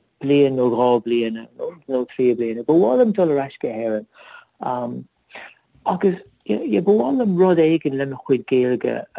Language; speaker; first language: Irish; non-native, learner; English